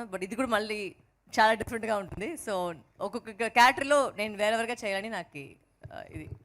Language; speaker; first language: Telugu; non-native, fluent; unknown